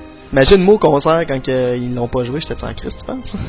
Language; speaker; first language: French; native; French